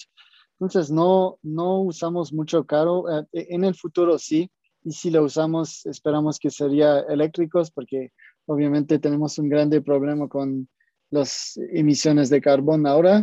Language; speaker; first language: Spanish; non-native, fluent; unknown